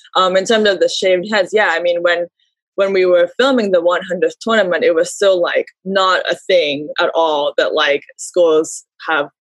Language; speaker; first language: English; early bilingual, heritage; Japanese